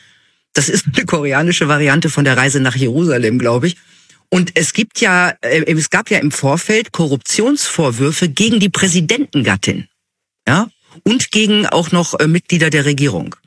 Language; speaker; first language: German; native; German